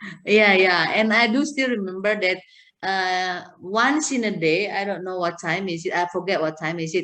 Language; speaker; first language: English; non-native, fluent; Indonesian